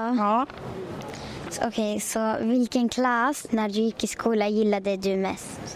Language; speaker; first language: Swedish; non-native, learner; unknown